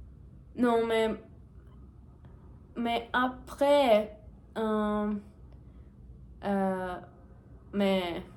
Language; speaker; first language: French; non-native, learner; Portuguese